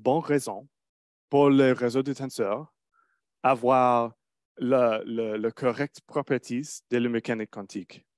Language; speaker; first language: French; non-native, learner; English